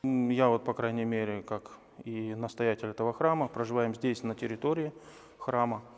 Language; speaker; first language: Russian; non-native, fluent; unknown